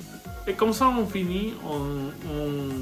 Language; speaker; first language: French; non-native, learner; Spanish